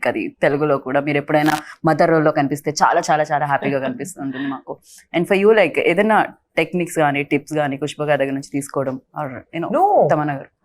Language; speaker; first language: Telugu; native; Telugu